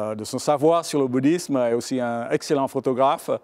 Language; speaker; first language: French; early bilingual, other home language; Vietnamese